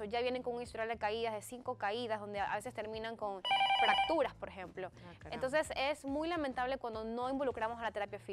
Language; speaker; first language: Spanish; native; Spanish